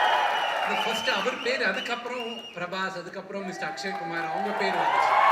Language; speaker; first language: Tamil; non-native, local second language; Telugu